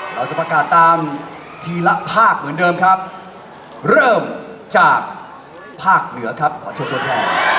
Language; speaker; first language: Thai; native; Thai